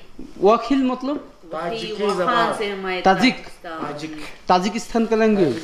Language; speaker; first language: Hindi; non-native, learner; Bangla